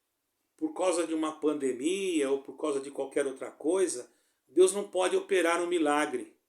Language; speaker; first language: Portuguese; native; Portuguese